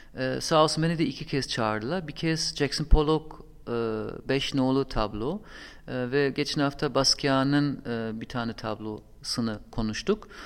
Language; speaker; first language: Turkish; non-native, fluent; German